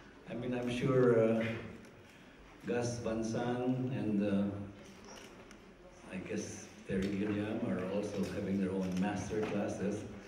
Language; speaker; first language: English; non-native, local second language; Filipino